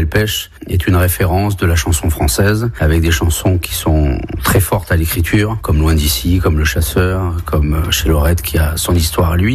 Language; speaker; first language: French; early bilingual, other home language; Spanish